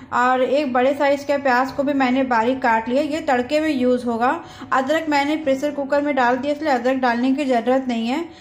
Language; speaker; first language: Hindi; native; Hindi